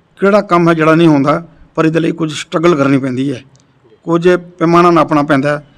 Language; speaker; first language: Punjabi; native; Punjabi